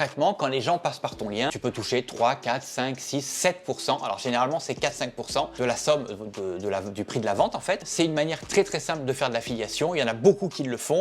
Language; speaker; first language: French; native; French